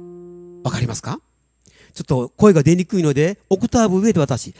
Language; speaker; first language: Japanese; native; Japanese